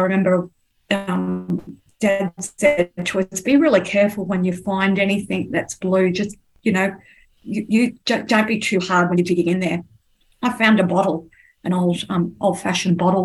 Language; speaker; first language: English; native; English